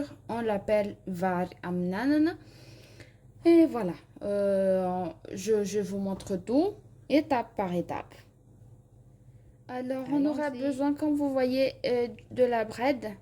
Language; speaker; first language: French; non-native, local second language; Malagasy